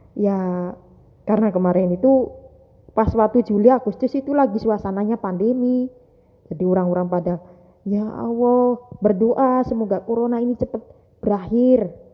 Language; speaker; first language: Indonesian; non-native, local second language; Javanese